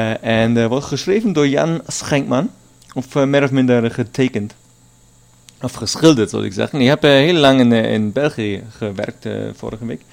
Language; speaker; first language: Dutch; non-native, learner; German